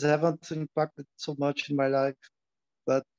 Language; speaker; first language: English; non-native, learner; Portuguese